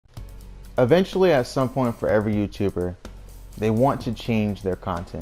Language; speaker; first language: English; native; English